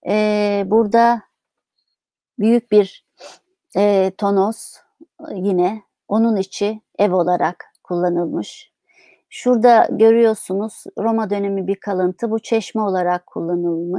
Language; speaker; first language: Turkish; native; Turkish